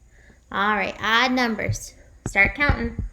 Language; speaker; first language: English; native; English